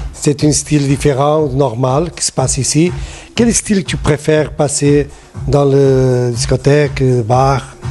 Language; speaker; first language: French; non-native, learner; Portuguese